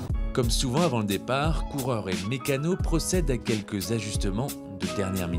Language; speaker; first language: French; native; French